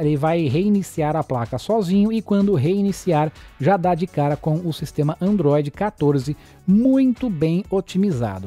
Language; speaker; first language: Portuguese; native; Portuguese